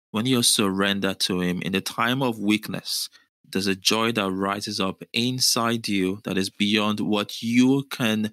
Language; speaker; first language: English; non-native, local second language; Yoruba